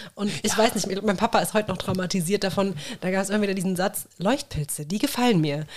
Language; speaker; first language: German; native; German